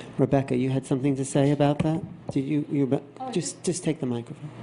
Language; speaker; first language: English; native; English